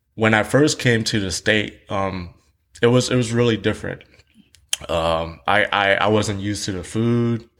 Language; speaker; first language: English; early bilingual, other home language; Vietnamese